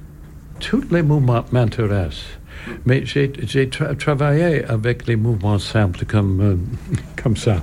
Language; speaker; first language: French; non-native, learner; English